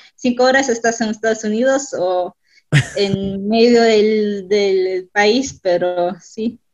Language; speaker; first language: Spanish; non-native, fluent; German